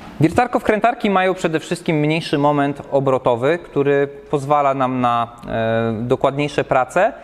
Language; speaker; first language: Polish; native; Polish